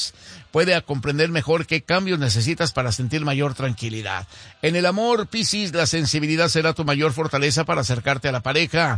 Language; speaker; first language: Spanish; native; Spanish